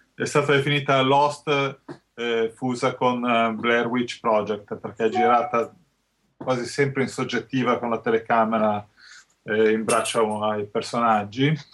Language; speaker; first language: Italian; native; Italian